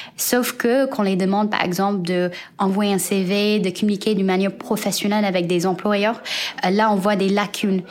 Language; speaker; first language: French; non-native, fluent; Chinese